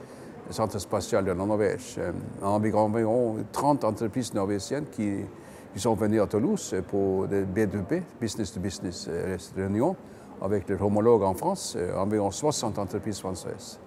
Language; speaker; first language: French; non-native, fluent; Norwegian